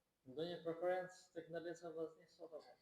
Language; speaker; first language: Albanian; native; Albanian